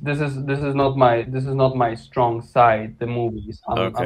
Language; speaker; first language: English; non-native, fluent; Polish